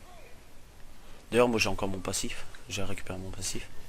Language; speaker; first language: French; native; French